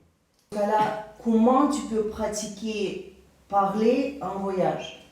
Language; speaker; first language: French; non-native, fluent; Russian